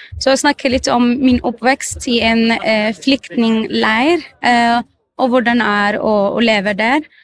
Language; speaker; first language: Norwegian; non-native, fluent; Arabic